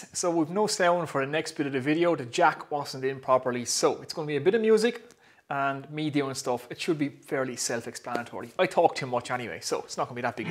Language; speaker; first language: English; native; English